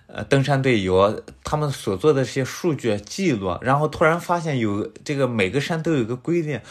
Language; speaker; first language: Chinese; native; Chinese